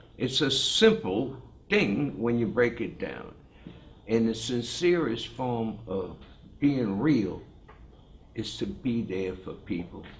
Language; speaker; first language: English; native; English